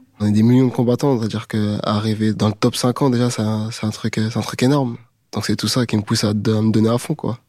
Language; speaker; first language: French; native; French